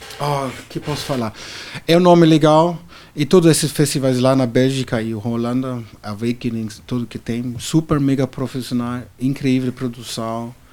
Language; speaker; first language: Portuguese; non-native, fluent; German